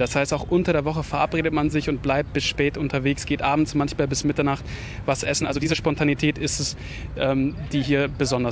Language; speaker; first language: German; native; German